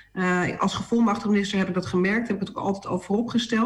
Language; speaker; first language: Dutch; native; Dutch